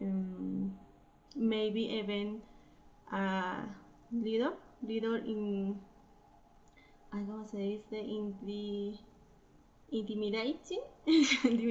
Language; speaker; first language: English; non-native, learner; Spanish